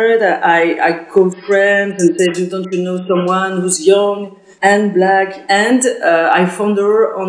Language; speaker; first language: English; non-native, fluent; French